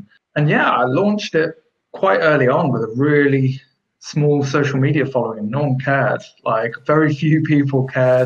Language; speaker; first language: English; native; English